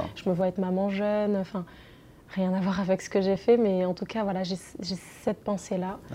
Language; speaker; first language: French; native; French